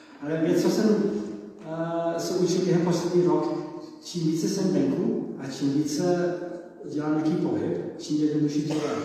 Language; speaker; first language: Czech; non-native, learner; English